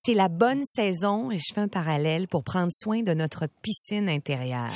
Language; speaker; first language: French; native; French